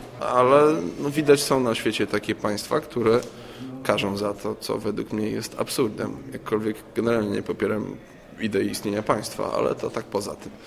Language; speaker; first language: Polish; native; Polish